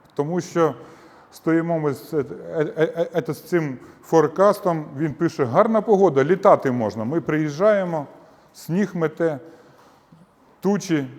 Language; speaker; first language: Ukrainian; non-native, local second language; Russian